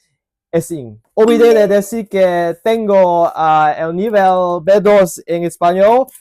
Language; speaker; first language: Spanish; non-native, fluent; Cantonese